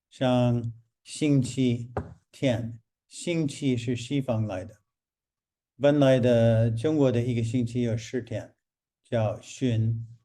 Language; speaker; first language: Chinese; non-native, fluent; English